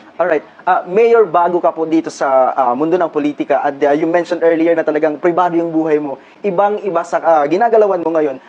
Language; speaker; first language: Filipino; native; Filipino